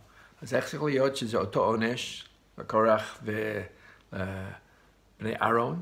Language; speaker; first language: Hebrew; non-native, fluent; English